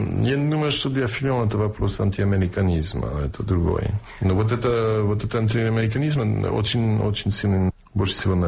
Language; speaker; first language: Russian; non-native, fluent; English